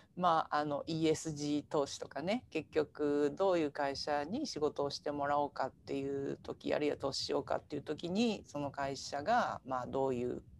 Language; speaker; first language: Japanese; native; Japanese